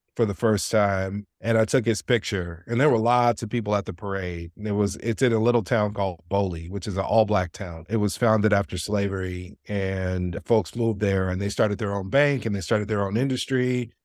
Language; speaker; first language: English; native; English